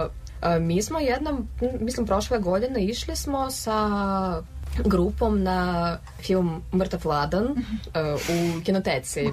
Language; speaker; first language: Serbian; non-native, learner; Russian